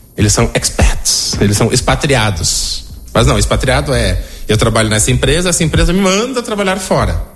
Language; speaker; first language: Portuguese; native; Portuguese